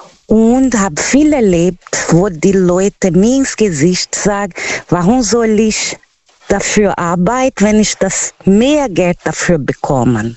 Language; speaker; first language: German; non-native, local second language; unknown